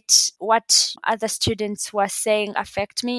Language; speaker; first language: English; non-native, local second language; Ganda